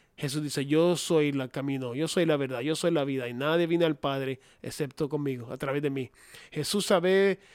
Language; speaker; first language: Spanish; non-native, fluent; English